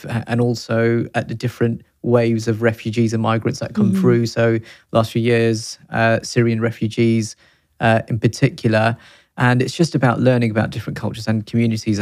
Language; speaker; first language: English; native; English